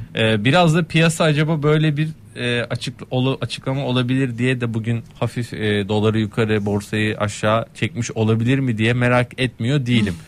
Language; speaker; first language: Turkish; native; Turkish